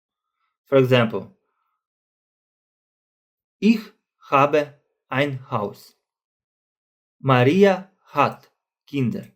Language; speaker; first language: German; non-native, fluent; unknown